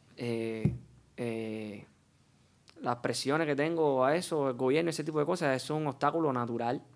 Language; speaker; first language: Spanish; native; Spanish